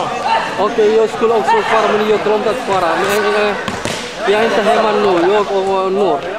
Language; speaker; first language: Swedish; non-native, learner; Somali